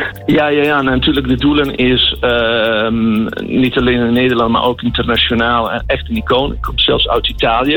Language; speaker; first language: Dutch; non-native, fluent; Italian